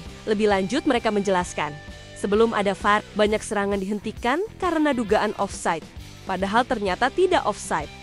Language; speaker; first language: Indonesian; native; Indonesian